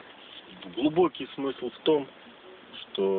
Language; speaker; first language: Russian; native; Russian